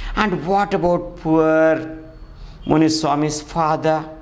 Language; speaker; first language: English; non-native, local second language; Kannada